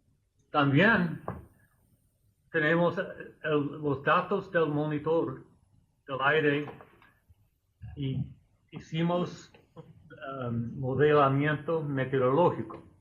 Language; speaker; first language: Spanish; non-native, fluent; English